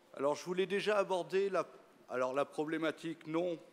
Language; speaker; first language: French; native; French